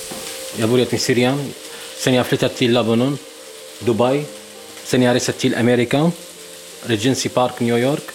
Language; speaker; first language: Swedish; non-native, learner; Arabic